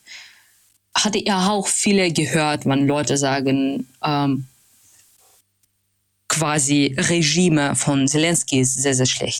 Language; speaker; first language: German; non-native, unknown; Russian